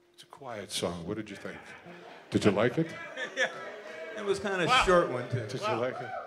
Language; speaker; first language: English; native; English